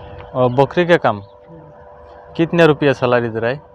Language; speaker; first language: Hindi; non-native, learner; Bangla